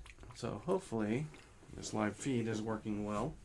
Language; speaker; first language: English; native; English